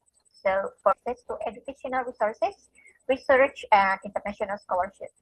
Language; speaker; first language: English; non-native, fluent; Indonesian